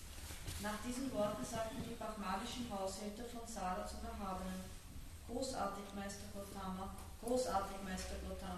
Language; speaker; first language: German; native; German